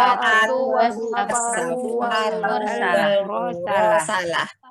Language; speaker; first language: Arabic; non-native, learner; Indonesian